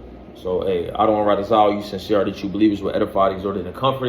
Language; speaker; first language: English; native; English